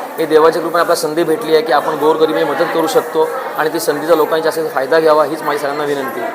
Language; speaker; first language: Marathi; non-native, local second language; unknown